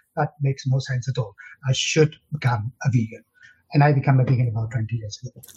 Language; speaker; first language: English; non-native, fluent; Spanish